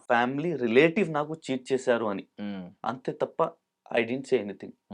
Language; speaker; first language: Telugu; non-native, local second language; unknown